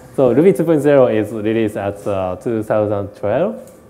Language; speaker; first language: English; non-native, learner; Japanese